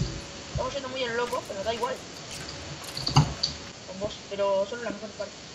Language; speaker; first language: Spanish; native; Spanish